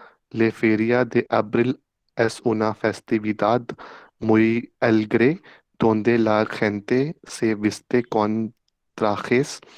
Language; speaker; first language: Spanish; non-native, learner; Hindi